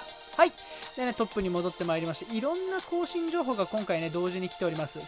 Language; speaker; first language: Japanese; native; Japanese